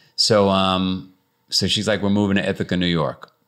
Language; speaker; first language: English; native; English